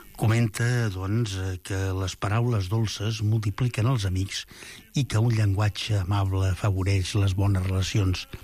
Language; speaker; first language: Catalan; native; Catalan